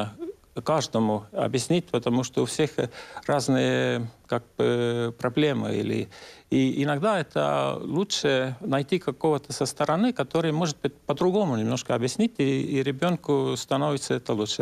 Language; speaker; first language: Russian; non-native, local second language; Estonian